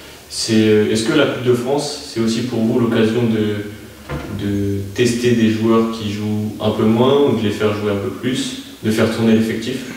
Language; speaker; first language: French; native; French